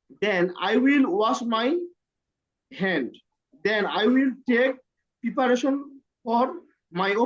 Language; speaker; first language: English; non-native, learner; Bangla